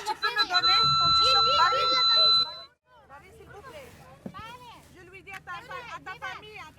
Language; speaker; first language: French; non-native, learner; Spanish